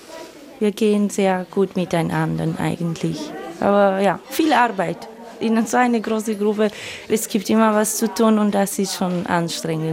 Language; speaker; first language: German; non-native, fluent; Romanian